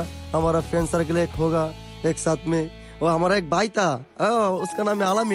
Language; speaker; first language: Hindi; non-native, fluent; Bangla